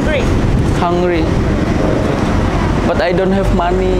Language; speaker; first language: English; non-native, learner; Indonesian